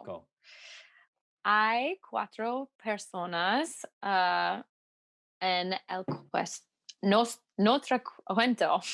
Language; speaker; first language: Spanish; non-native, learner; English